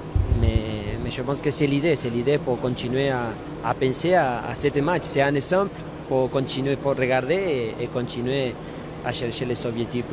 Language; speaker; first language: French; non-native, learner; Spanish